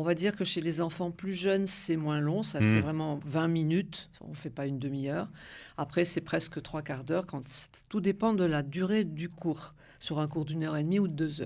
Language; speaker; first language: French; native; French